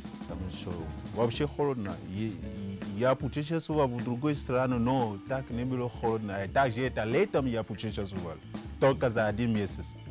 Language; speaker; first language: Russian; non-native, learner; Fon